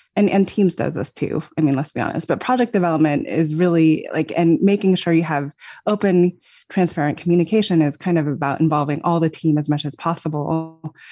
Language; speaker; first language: English; native; English